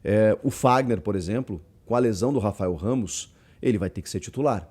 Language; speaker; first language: Portuguese; native; Portuguese